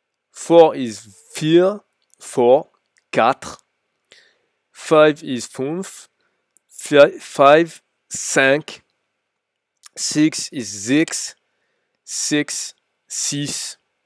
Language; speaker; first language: English; non-native, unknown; French